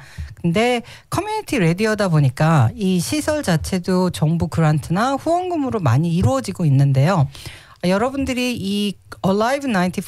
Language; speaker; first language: Korean; native; Korean